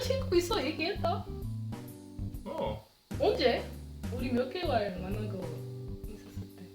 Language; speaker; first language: Korean; non-native, learner; English